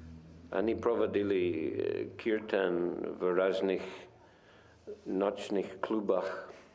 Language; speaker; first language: Russian; non-native, fluent; English